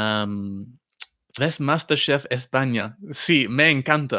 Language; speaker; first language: Spanish; non-native, fluent; English